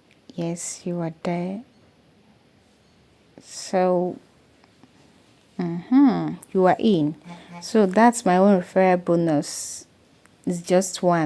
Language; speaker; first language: English; non-native, local second language; Igbo